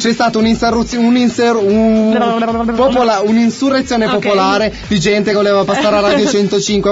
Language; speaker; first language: Italian; native; Italian